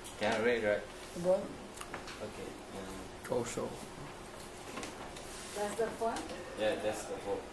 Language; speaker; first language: English; non-native, learner; Chinese